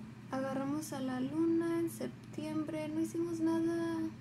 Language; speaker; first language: Spanish; early bilingual, heritage; Spanish